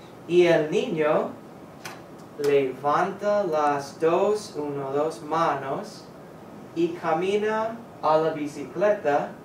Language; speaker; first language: Spanish; non-native, fluent; English